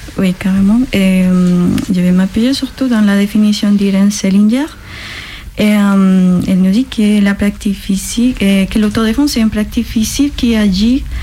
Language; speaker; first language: French; non-native, fluent; Spanish